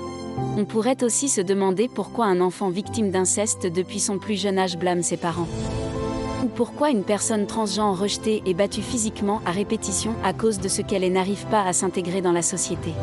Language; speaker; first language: French; native; French